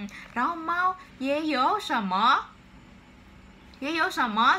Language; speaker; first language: Chinese; non-native, fluent; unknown